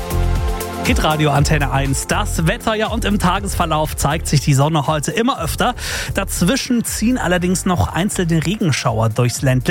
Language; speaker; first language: German; native; German